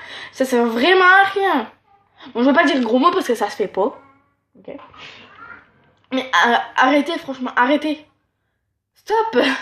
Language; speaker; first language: French; native; French